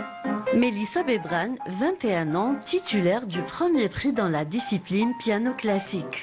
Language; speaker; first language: French; non-native, local second language; Arabic